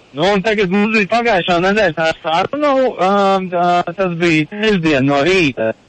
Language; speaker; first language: Latvian; native; Latvian